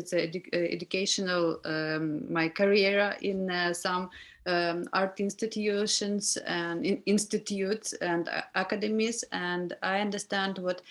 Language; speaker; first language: English; non-native, learner; Ukrainian